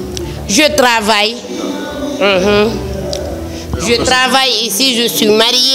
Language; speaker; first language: French; non-native, local second language; Fula